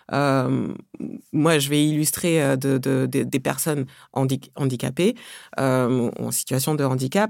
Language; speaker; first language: French; early bilingual, other home language; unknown